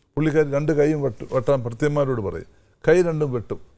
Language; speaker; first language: Malayalam; native; Malayalam